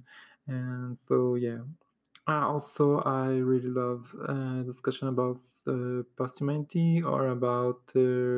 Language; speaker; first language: English; non-native, fluent; French